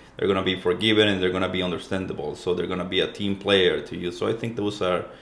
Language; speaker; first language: English; non-native, fluent; Spanish